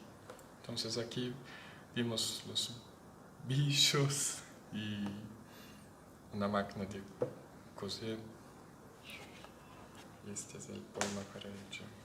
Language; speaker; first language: Spanish; non-native, fluent; Portuguese